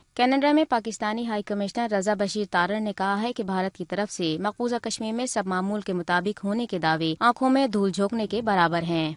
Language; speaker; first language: Urdu; native; Urdu